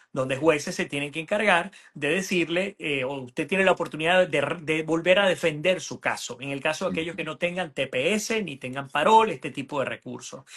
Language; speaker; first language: Spanish; native; Spanish